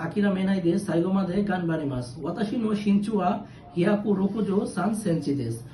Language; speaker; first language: Japanese; non-native, learner; Bangla